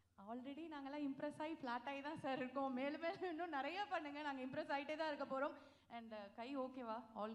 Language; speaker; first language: Tamil; native; Tamil